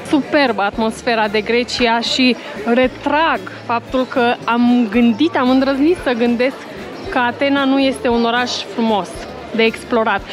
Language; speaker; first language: Romanian; native; Romanian